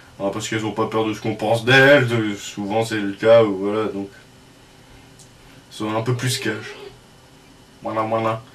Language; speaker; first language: French; native; French